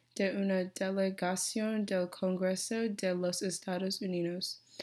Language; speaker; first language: Spanish; non-native, learner; English